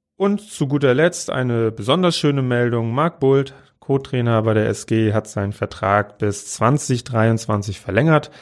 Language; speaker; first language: German; native; German